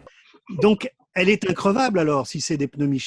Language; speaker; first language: French; native; French